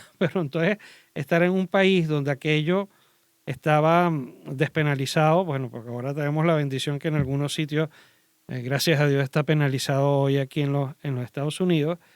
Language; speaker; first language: Spanish; native; Spanish